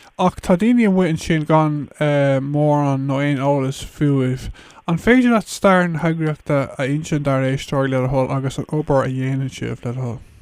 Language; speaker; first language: Irish; non-native, local second language; English